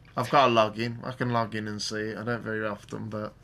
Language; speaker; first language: English; native; English